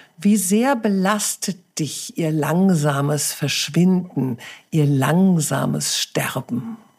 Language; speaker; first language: German; native; German